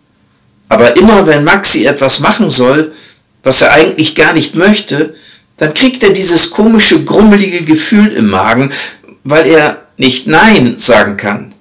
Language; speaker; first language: German; native; German